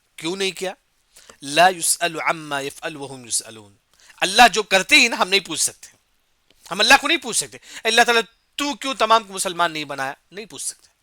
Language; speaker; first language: Urdu; native; Urdu